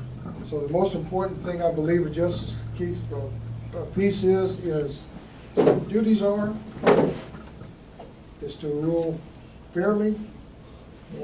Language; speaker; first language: English; native; English